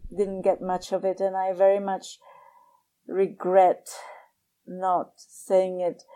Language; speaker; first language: English; non-native, fluent; Czech